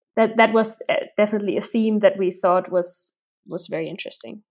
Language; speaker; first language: English; non-native, fluent; German